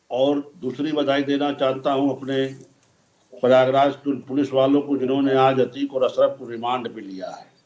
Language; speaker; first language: Hindi; native; Hindi